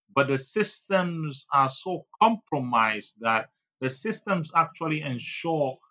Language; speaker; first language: English; non-native, local second language; Ewe